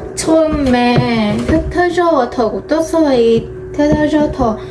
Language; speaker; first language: Korean; non-native, learner; Hmong